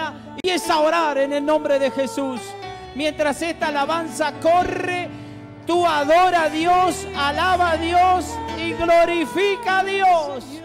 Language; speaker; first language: Spanish; native; Spanish